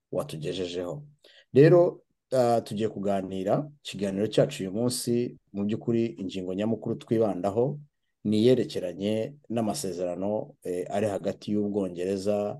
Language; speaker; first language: Kinyarwanda; native; Kinyarwanda